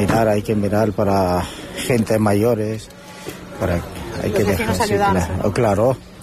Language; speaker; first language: Spanish; non-native, learner; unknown